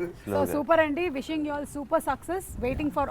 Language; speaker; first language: Telugu; native; Telugu